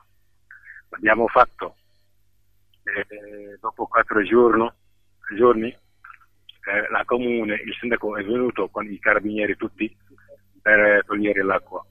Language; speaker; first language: Italian; non-native, fluent; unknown